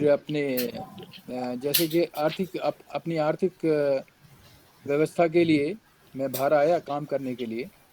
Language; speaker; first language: Hindi; native; Hindi